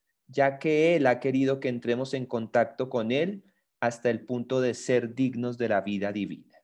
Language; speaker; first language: Spanish; native; Spanish